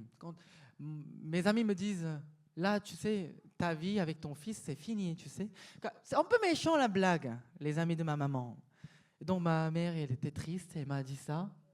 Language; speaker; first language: French; non-native, fluent; Korean